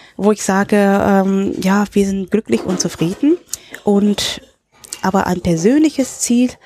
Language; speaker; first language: German; early bilingual, other home language; Cantonese